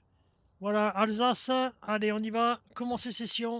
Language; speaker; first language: French; native; French